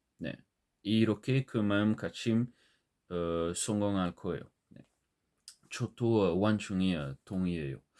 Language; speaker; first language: Korean; non-native, learner; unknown